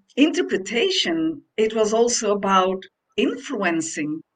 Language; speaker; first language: English; non-native, fluent; Dutch